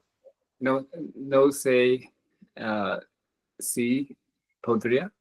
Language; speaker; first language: Spanish; non-native, learner; English